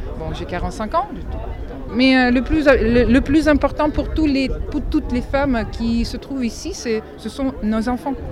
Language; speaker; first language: French; non-native, fluent; Russian